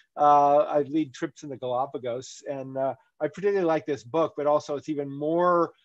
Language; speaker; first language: English; native; English